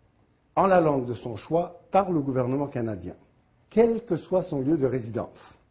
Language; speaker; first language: French; native; French